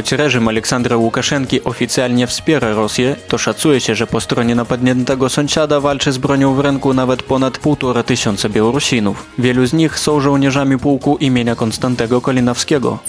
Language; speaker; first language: Polish; native; Polish